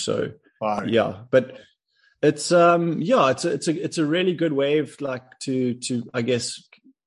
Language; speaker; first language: English; native; English